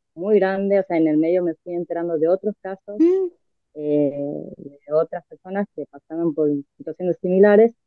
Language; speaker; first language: Spanish; native; Spanish